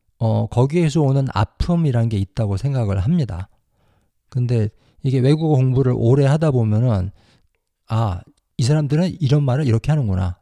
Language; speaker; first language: Korean; native; Korean